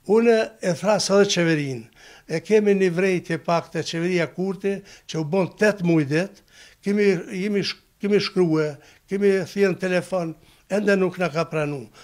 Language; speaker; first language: Albanian; native; Albanian